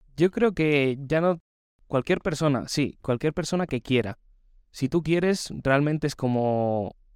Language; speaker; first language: Spanish; native; Spanish